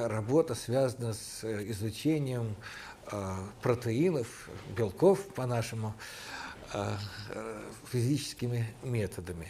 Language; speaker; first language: Russian; native; Russian